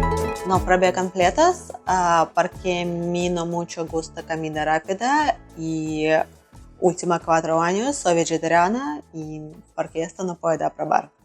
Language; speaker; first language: Spanish; non-native, learner; Russian